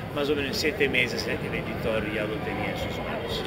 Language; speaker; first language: Spanish; non-native, fluent; Italian